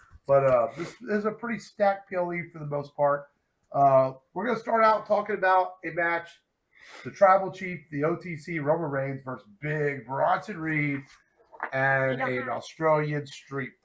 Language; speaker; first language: English; native; English